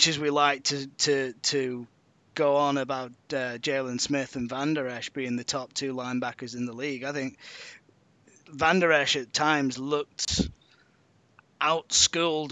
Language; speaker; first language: English; native; English